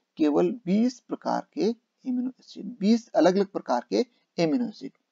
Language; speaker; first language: Hindi; native; Hindi